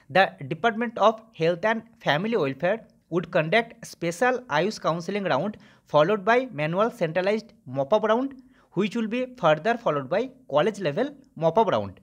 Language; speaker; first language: English; non-native, local second language; Bangla